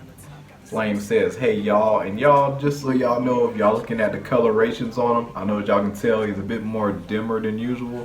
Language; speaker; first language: English; native; English